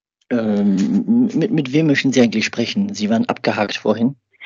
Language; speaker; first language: German; native; German